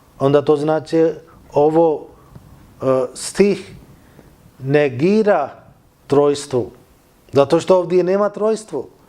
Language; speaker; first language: Bosnian; non-native, learner; Urdu